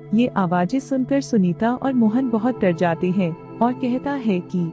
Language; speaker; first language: Hindi; native; Hindi